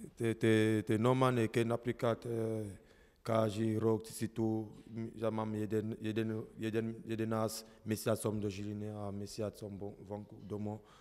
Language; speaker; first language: Slovak; non-native, learner; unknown